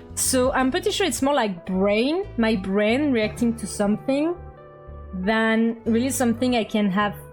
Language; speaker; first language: English; non-native, fluent; French